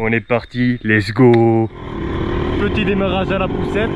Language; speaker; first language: French; native; French